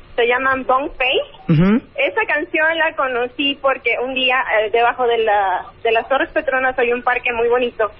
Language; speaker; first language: Spanish; native; Spanish